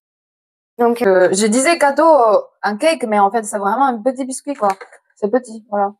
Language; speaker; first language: French; non-native, fluent; Chinese